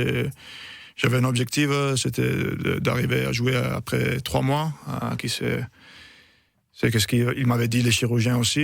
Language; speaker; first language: French; non-native, fluent; Italian